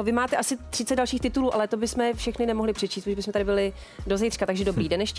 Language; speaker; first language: Czech; native; Czech